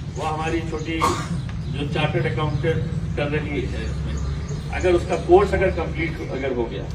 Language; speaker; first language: Hindi; non-native, local second language; Marathi